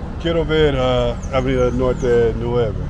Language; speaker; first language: Spanish; non-native, learner; English